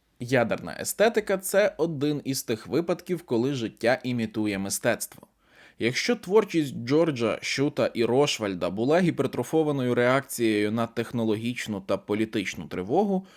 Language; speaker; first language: Ukrainian; native; Ukrainian